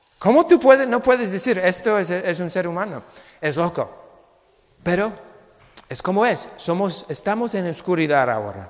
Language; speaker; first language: Spanish; non-native, fluent; English